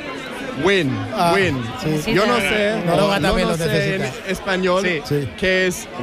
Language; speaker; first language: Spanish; non-native, learner; English